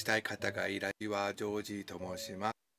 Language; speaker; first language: Japanese; non-native, learner; English